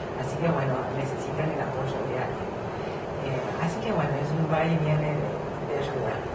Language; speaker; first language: Spanish; non-native, fluent; English